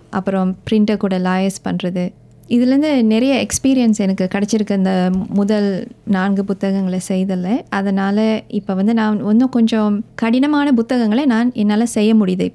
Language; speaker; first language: Tamil; native; Tamil